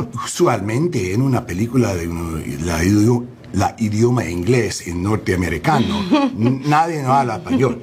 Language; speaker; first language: Spanish; non-native, learner; English